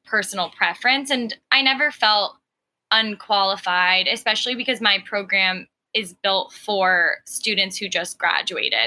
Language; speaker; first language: English; early bilingual, other home language; Arabic